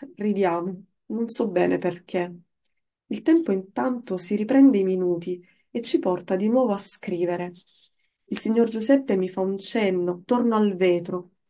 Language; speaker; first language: Italian; non-native, fluent; Persian